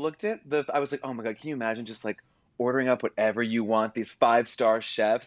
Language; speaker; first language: English; native; English